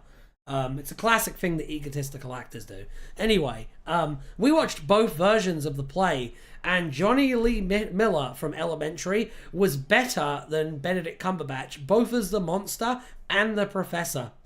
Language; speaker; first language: English; native; English